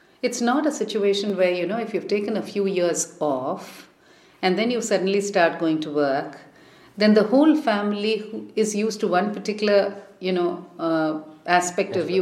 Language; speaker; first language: English; non-native, local second language; Tamil